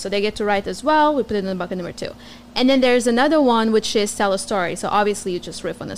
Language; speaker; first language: English; non-native, fluent; Portuguese